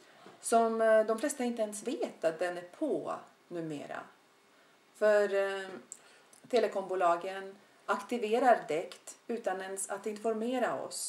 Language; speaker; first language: Swedish; non-native, fluent; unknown